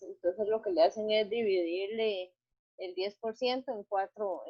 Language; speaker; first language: Spanish; native; Spanish